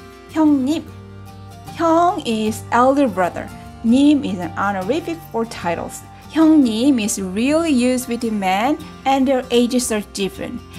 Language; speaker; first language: English; non-native, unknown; Korean